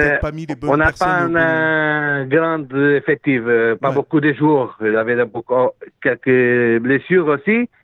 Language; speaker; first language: French; non-native, learner; Portuguese